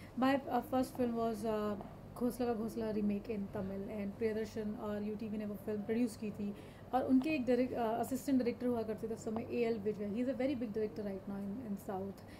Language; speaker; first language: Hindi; native; Hindi